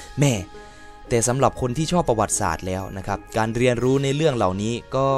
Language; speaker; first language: Thai; native; Thai